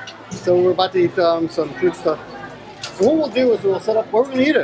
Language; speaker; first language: English; native; English